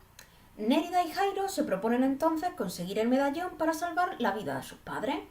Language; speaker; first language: Spanish; native; Spanish